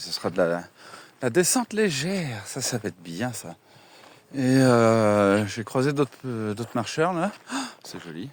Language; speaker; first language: French; native; French